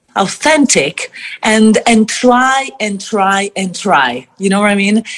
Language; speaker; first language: English; non-native, fluent; Italian